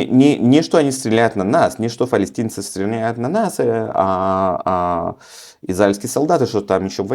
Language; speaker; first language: Russian; early bilingual, heritage; Russian